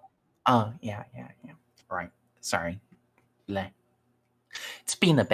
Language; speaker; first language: English; native; English